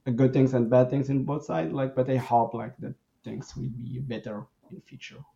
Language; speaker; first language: English; non-native, fluent; Arabic